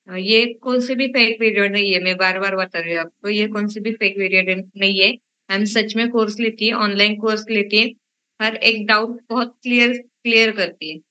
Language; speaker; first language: Hindi; non-native, local second language; Marathi